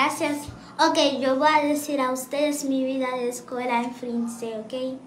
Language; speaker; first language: Spanish; non-native, learner; Haitian Creole